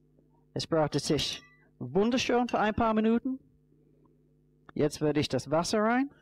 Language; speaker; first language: German; non-native, fluent; English